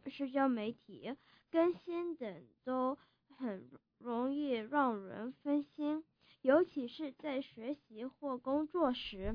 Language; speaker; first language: Chinese; early bilingual, heritage; Chinese